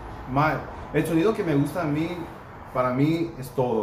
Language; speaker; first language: Spanish; early bilingual, heritage; Spanish